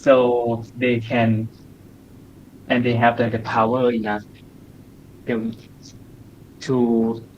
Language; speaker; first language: English; non-native, learner; Thai